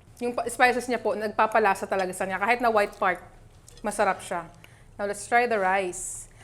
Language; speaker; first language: Filipino; non-native, local second language; Cebuano